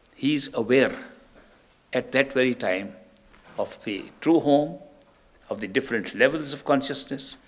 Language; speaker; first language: English; non-native, local second language; Punjabi